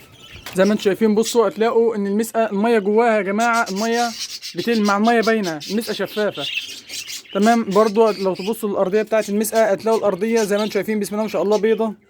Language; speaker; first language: Arabic; native; Arabic